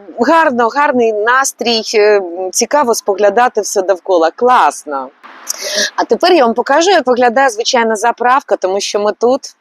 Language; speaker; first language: Ukrainian; native; Ukrainian